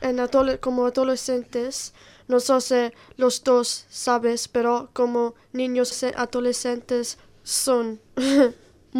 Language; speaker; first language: Spanish; non-native, learner; Italian